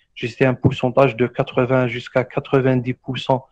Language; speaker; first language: French; non-native, local second language; Arabic